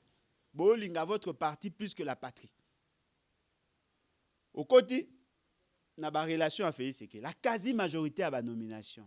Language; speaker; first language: French; non-native, local second language; Lingala